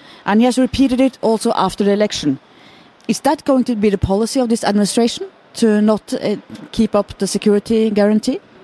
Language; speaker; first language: English; non-native, fluent; Norwegian